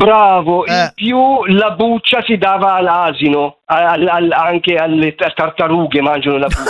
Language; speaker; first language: Italian; non-native, fluent; Arabic